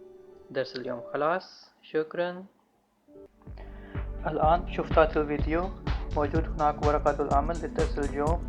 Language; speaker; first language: Arabic; non-native, learner; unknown